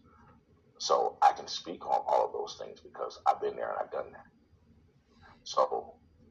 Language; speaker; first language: English; native; English